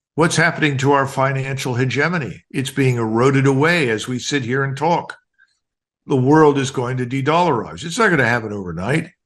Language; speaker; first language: English; native; English